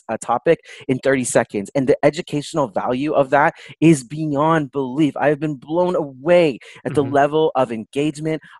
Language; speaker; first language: English; native; English